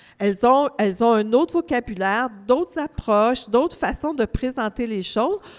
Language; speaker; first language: French; native; French